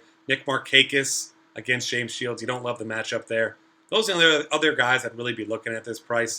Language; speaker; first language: English; native; English